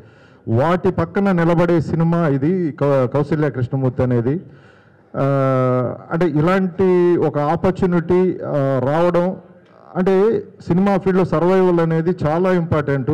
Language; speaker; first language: Telugu; native; Telugu